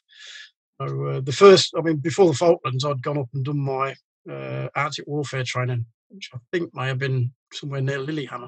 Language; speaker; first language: English; native; English